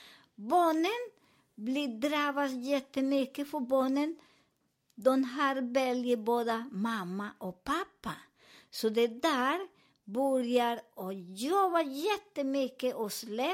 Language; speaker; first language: Swedish; non-native, learner; Spanish